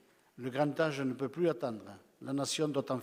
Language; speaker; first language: French; native; French